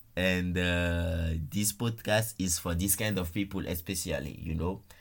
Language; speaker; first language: English; non-native, fluent; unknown